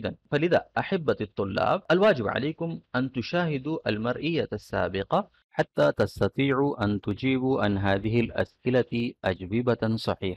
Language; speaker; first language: Arabic; non-native, fluent; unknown